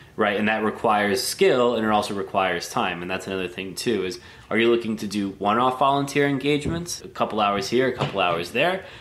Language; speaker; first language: English; native; English